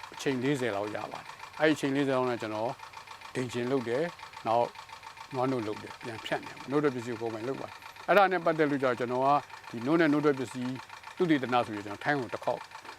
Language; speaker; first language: Burmese; native; Burmese